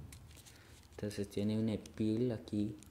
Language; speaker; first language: Spanish; early bilingual, heritage; Spanish